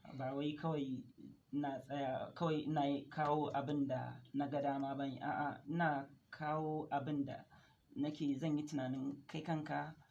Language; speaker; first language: Hausa; non-native, local second language; Fula